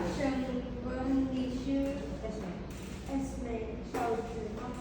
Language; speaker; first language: Chinese; non-native, learner; Filipino